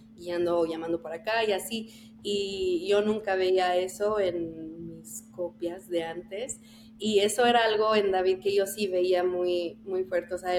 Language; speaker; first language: Spanish; early bilingual, heritage; Spanish